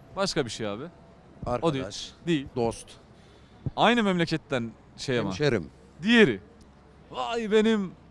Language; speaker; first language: Turkish; native; Turkish